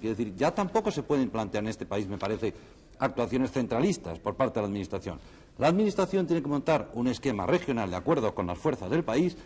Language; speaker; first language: Spanish; native; Spanish